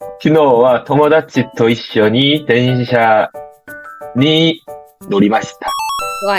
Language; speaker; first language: Japanese; non-native, learner; Korean